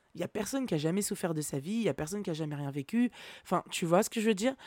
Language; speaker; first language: French; native; French